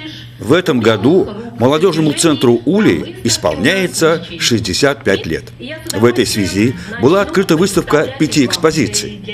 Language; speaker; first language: Russian; native; Russian